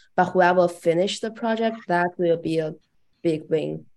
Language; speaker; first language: English; non-native, fluent; Chinese